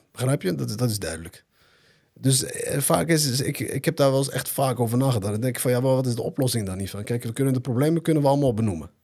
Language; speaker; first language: Dutch; early bilingual, other home language; Arabic